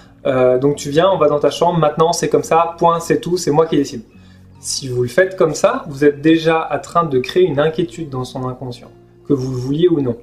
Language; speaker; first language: French; native; French